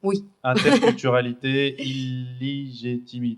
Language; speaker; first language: French; native; French